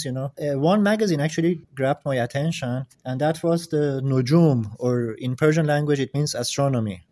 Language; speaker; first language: English; non-native, fluent; Persian